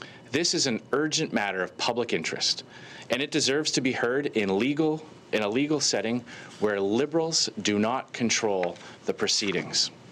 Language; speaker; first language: English; native; English